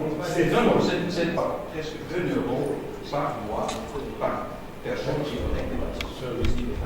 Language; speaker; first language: French; non-native, learner; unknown